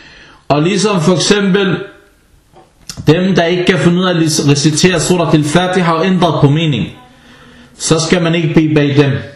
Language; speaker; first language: Danish; non-native, fluent; Arabic